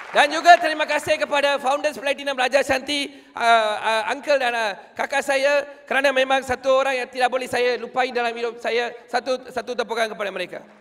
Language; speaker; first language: Malay; non-native, local second language; Tamil